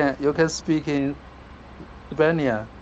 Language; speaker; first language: English; non-native, learner; Chinese